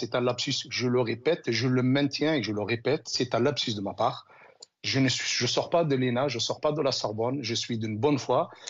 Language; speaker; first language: French; non-native, local second language; Arabic